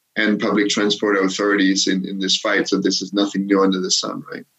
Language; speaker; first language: English; non-native, fluent; Danish